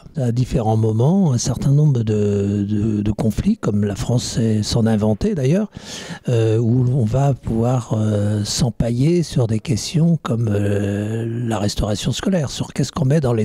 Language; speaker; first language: French; native; French